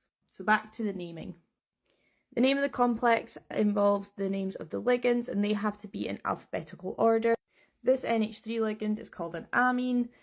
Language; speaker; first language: English; native; English